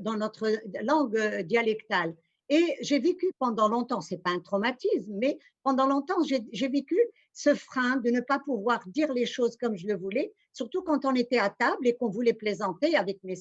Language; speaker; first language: French; non-native, local second language; Arabic